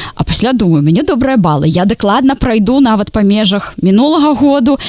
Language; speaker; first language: Belarusian; native; Belarusian